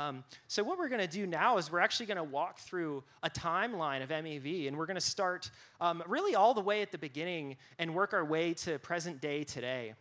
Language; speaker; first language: English; native; English